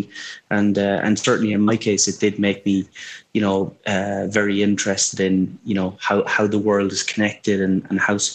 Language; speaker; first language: English; native; English